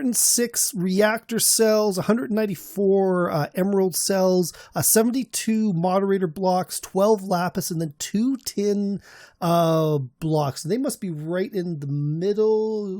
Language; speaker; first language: English; native; English